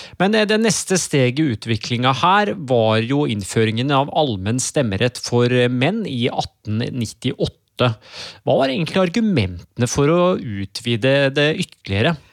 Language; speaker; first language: Norwegian; native; Norwegian